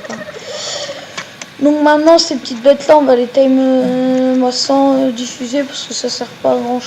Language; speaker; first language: French; native; French